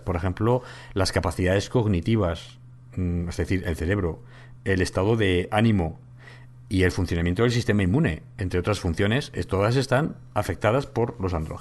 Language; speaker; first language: Spanish; native; Spanish